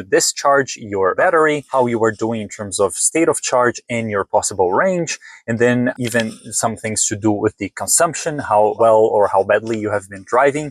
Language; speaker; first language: English; native; English